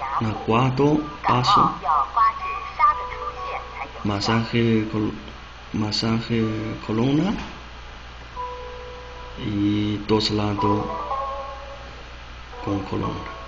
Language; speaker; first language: Spanish; non-native, learner; Chinese